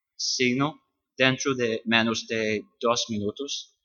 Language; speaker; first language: Spanish; non-native, fluent; English